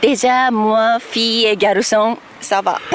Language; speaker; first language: French; non-native, learner; Japanese